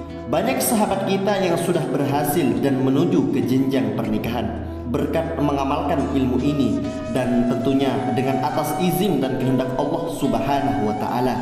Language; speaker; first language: Indonesian; native; Indonesian